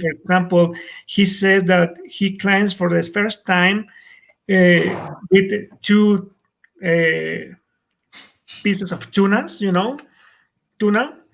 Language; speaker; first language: English; non-native, fluent; Spanish